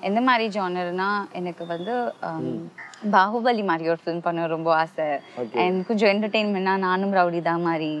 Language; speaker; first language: Tamil; non-native, fluent; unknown